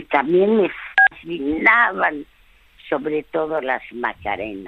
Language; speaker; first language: Spanish; early bilingual, other home language; French